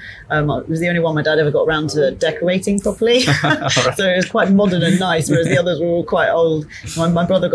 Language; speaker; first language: English; native; English